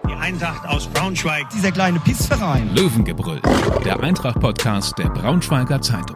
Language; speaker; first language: German; native; German